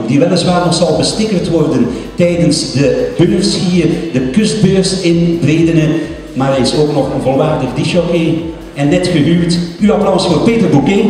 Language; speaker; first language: Dutch; native; Dutch